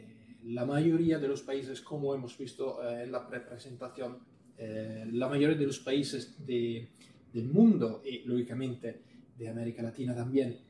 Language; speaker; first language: Spanish; non-native, fluent; Italian